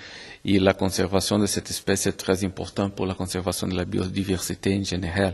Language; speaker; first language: French; non-native, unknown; Portuguese